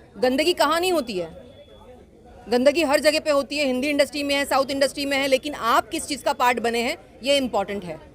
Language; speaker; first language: Hindi; non-native, local second language; Kannada